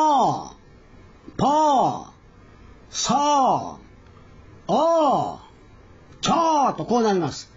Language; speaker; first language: Japanese; native; Japanese